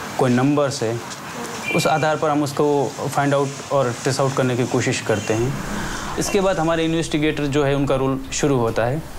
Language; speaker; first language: Hindi; native; Hindi